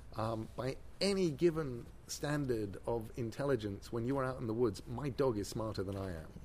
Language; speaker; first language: English; native; English